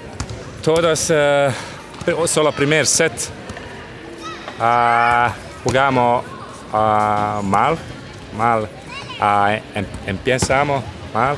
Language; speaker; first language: Spanish; non-native, learner; Croatian